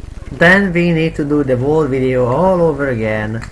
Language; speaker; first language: English; non-native, fluent; Hungarian